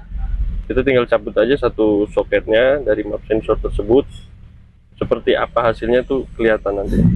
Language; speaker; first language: Indonesian; native; Indonesian